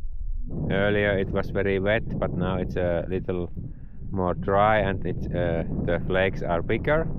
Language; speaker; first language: English; non-native, learner; Finnish